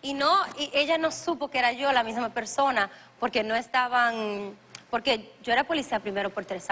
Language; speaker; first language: Spanish; early bilingual, other home language; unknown